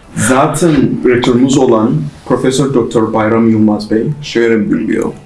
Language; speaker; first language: Turkish; non-native, fluent; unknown